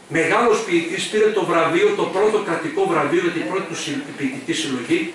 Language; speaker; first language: Greek; native; Greek